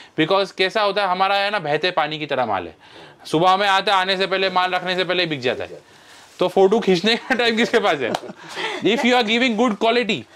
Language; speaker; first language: Hindi; non-native, local second language; Marwari